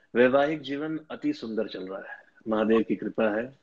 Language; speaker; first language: Hindi; native; Hindi